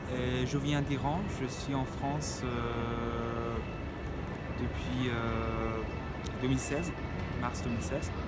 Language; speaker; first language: French; non-native, fluent; Persian